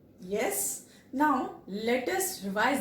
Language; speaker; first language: English; non-native, local second language; Telugu